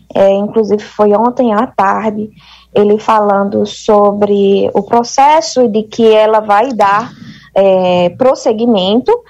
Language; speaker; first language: Portuguese; native; Portuguese